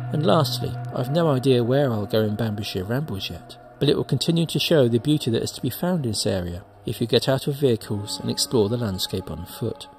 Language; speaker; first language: English; native; English